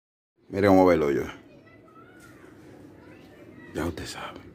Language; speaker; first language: Spanish; native; Spanish